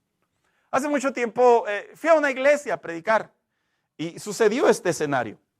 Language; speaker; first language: Spanish; native; Spanish